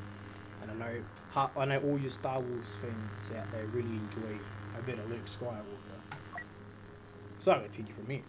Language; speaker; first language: English; native; English